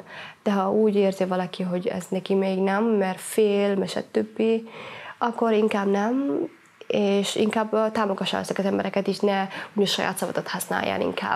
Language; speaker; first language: Hungarian; non-native, fluent; Somali